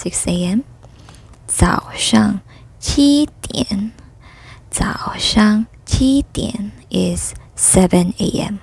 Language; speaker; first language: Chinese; non-native, fluent; Filipino